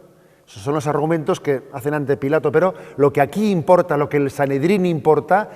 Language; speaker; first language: Spanish; native; Spanish